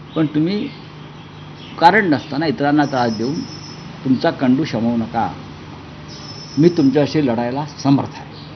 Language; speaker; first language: Marathi; native; Marathi